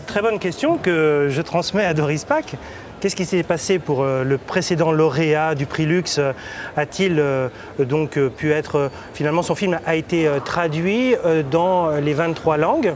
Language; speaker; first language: French; native; French